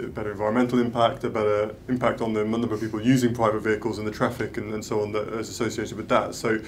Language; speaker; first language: English; native; English